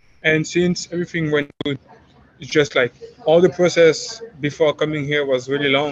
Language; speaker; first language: English; non-native, fluent; French